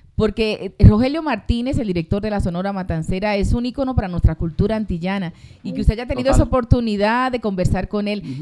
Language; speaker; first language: Spanish; native; Spanish